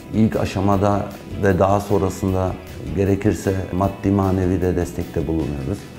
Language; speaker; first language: Turkish; early bilingual, heritage; Turkish